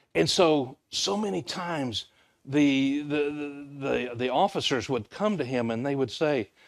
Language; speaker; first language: English; native; English